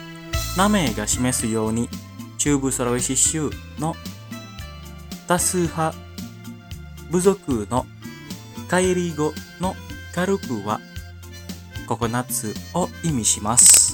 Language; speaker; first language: Japanese; non-native, fluent; Indonesian